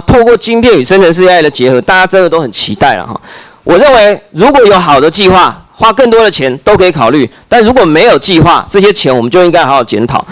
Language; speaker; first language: Chinese; native; Chinese